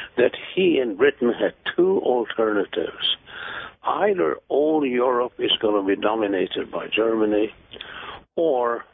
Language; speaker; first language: English; non-native, fluent; Hungarian